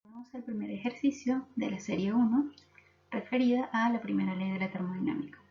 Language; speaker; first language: Spanish; native; Spanish